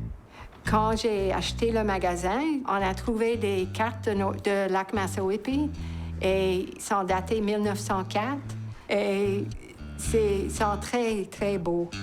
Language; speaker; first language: French; non-native, local second language; English